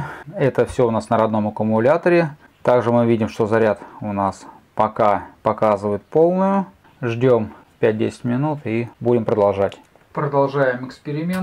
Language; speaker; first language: Russian; native; Russian